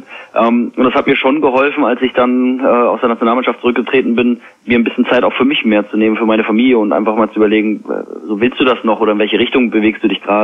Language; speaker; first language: German; native; German